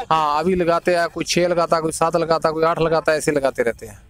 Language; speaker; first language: Hindi; native; Hindi